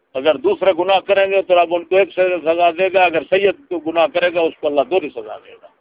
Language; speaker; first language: Urdu; non-native, local second language; Punjabi